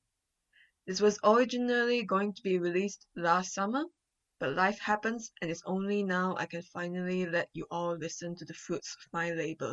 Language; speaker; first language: English; non-native, local second language; Chinese